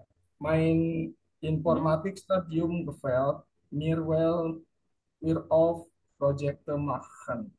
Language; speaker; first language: German; non-native, learner; Indonesian